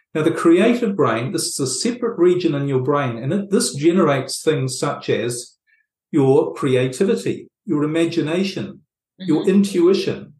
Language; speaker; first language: English; native; English